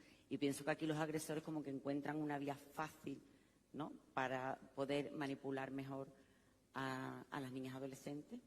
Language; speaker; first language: Spanish; native; Spanish